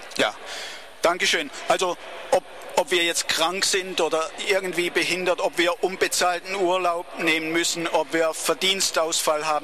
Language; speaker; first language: German; native; German